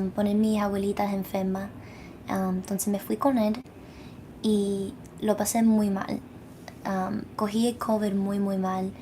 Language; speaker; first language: Spanish; early bilingual, other home language; English